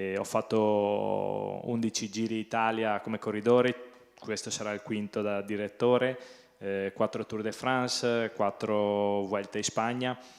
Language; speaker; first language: Italian; native; Italian